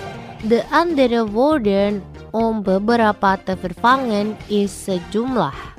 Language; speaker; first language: Dutch; non-native, fluent; Indonesian